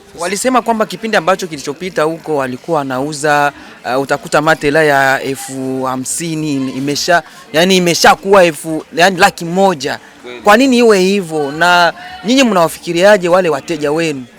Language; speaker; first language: Swahili; native; Swahili